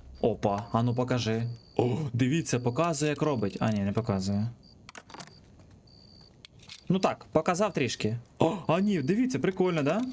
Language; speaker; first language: Ukrainian; native; Ukrainian